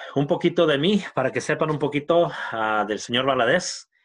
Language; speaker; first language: Spanish; early bilingual, heritage; Spanish